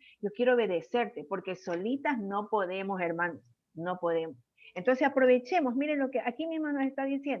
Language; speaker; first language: Spanish; native; Spanish